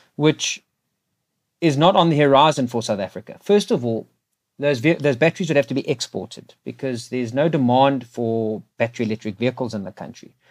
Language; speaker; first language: English; native; English